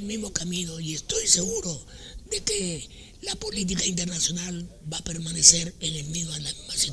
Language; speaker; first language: Spanish; native; Spanish